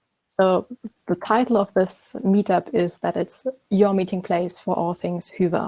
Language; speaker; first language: English; non-native, fluent; German